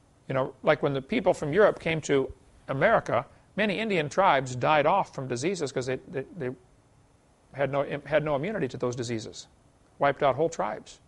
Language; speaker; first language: English; native; English